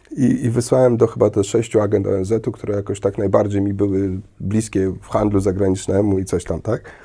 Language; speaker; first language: Polish; early bilingual, heritage; Polish